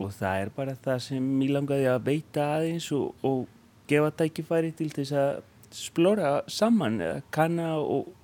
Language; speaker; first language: Icelandic; non-native, fluent; Spanish